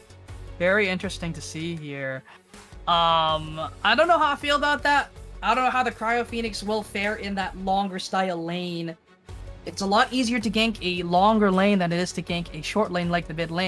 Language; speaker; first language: English; native; English